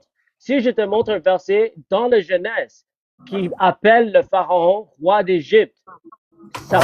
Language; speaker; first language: French; non-native, fluent; English